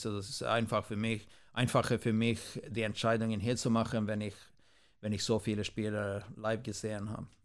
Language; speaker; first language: German; non-native, fluent; Swedish